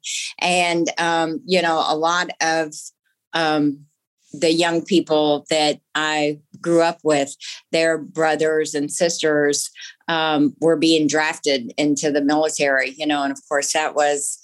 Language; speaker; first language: English; native; English